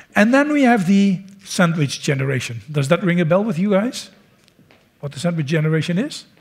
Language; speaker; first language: English; non-native, fluent; Dutch